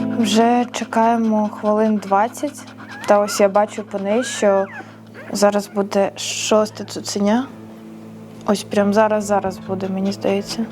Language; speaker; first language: Ukrainian; non-native, local second language; Russian